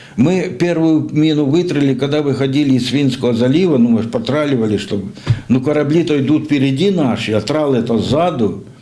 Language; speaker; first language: Russian; native; Russian